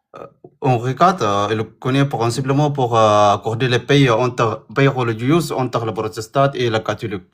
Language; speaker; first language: French; non-native, learner; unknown